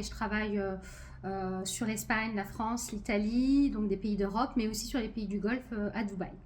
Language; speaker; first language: French; early bilingual, other home language; Arabic